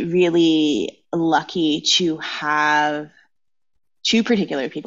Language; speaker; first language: English; native; English